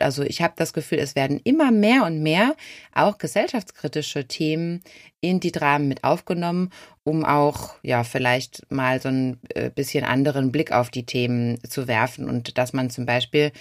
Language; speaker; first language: German; native; German